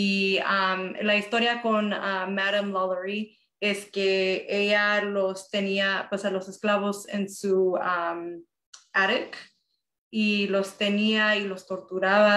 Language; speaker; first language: Spanish; early bilingual, heritage; Spanish